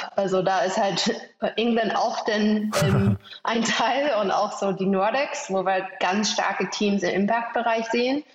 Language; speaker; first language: German; non-native, fluent; English